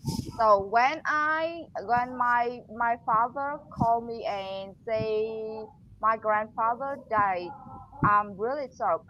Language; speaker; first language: English; non-native, learner; Vietnamese